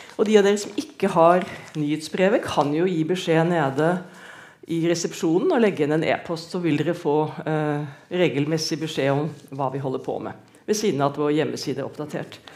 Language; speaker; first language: Norwegian; native; Norwegian